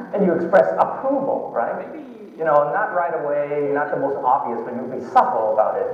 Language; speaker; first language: English; early bilingual, other home language; Chinese